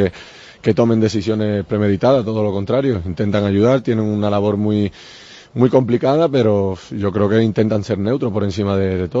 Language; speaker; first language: Spanish; native; Spanish